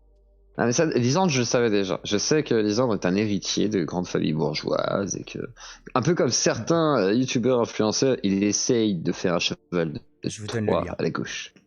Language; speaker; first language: French; native; French